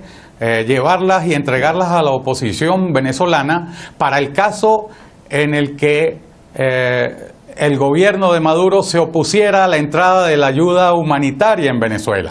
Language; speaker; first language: Spanish; native; Spanish